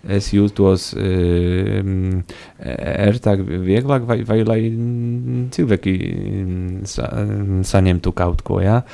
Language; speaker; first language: Latvian; non-native, fluent; Polish